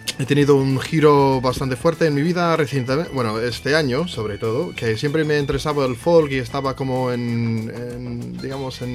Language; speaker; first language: Spanish; non-native, fluent; English